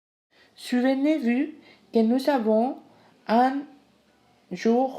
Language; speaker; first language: French; non-native, learner; Spanish